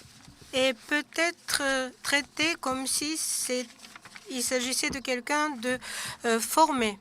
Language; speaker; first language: French; non-native, fluent; Japanese